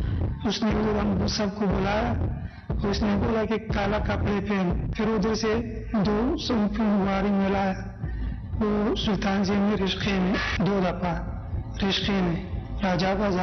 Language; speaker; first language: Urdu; non-native, local second language; Pashto